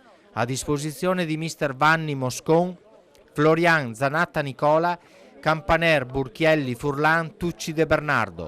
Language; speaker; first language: Italian; native; Italian